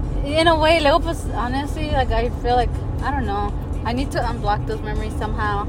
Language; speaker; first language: English; early bilingual, other home language; Spanish